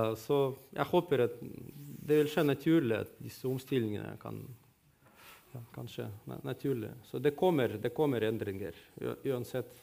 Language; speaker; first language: Norwegian; non-native, fluent; Russian